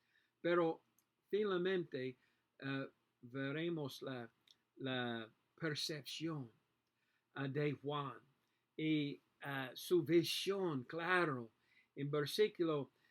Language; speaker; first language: Spanish; non-native, learner; English